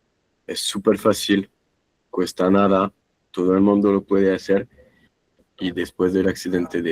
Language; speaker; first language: Spanish; non-native, fluent; French